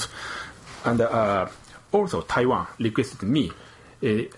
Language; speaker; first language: English; non-native, learner; Japanese